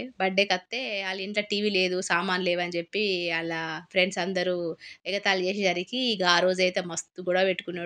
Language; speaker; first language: Telugu; native; Telugu